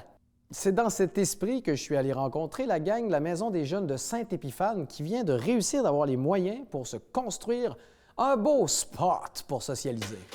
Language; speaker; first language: French; native; French